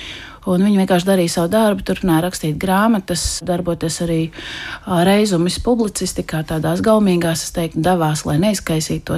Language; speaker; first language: Latvian; native; Latvian